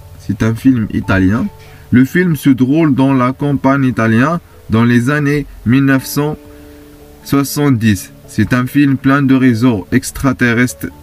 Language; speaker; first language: French; non-native, fluent; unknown